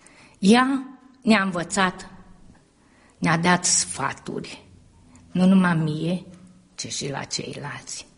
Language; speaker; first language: Romanian; early bilingual, heritage; Romanian